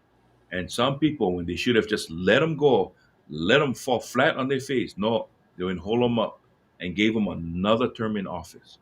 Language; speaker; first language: English; native; English